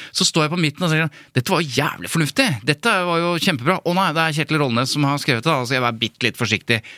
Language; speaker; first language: Norwegian; native; Norwegian